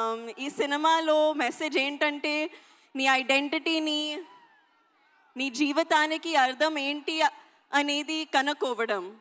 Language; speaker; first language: Telugu; non-native, learner; Hindi